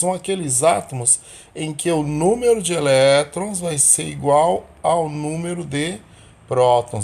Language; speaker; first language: Portuguese; native; Portuguese